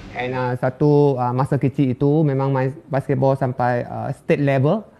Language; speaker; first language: Malay; non-native, local second language; Chinese